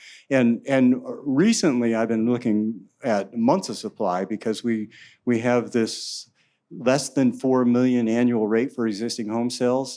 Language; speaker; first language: English; native; English